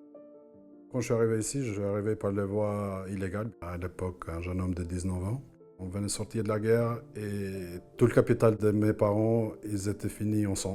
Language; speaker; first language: French; non-native, fluent; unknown